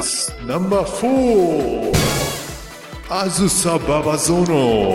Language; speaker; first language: Japanese; native; Japanese